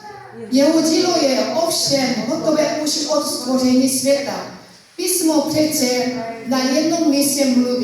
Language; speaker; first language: Czech; non-native, learner; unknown